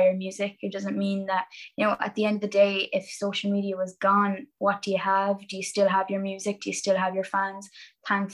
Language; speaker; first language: English; native; English